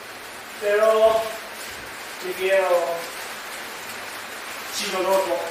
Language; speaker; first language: Spanish; non-native, learner; Japanese